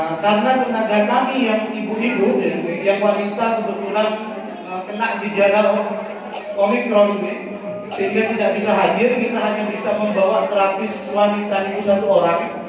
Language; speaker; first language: Indonesian; non-native, local second language; Madurese